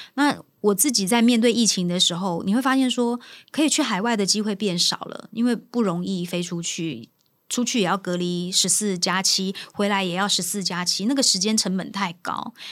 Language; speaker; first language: Chinese; non-native, local second language; Min Nan Chinese